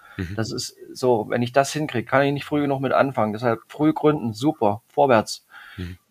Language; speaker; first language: German; native; German